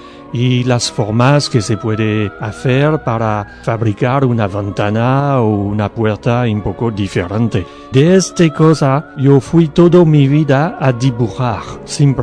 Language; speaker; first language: Spanish; non-native, learner; French